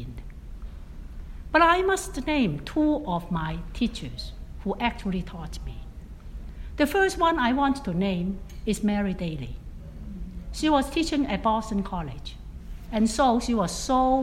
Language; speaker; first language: English; non-native, local second language; Cantonese